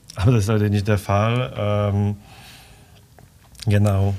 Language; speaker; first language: German; non-native, fluent; Polish